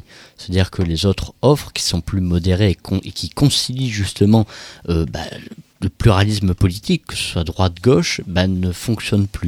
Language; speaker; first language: French; native; French